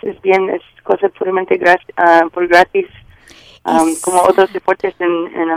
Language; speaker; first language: Spanish; non-native, learner; English